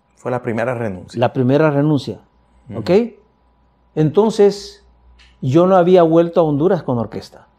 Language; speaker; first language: Spanish; native; Spanish